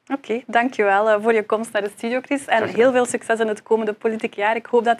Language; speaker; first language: Dutch; native; Dutch